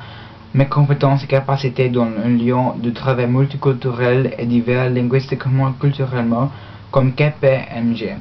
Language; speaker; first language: French; non-native, learner; English